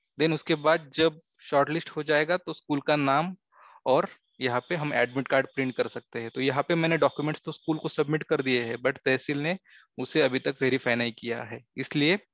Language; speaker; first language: Hindi; non-native, local second language; Marathi